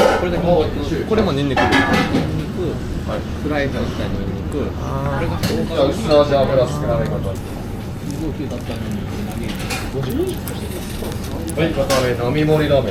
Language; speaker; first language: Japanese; non-native, learner; Korean